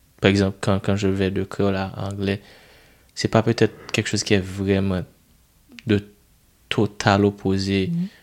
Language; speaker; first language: French; non-native, local second language; Haitian Creole